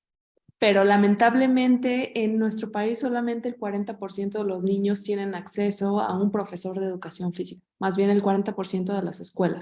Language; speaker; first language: Spanish; native; Spanish